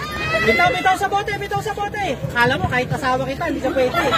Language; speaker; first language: Filipino; non-native, local second language; Cebuano